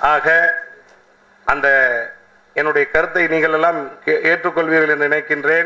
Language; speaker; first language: Tamil; native; Tamil